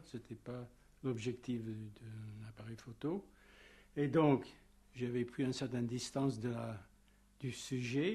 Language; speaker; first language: French; non-native, fluent; English